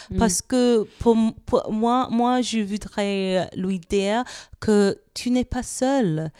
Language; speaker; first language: French; non-native, fluent; English